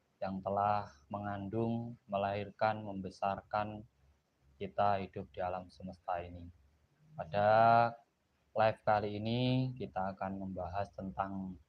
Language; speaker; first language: Indonesian; non-native, local second language; Javanese